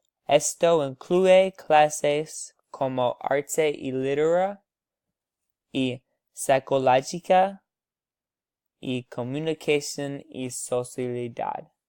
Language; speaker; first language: Spanish; non-native, learner; English